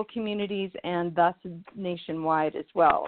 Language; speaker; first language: English; native; English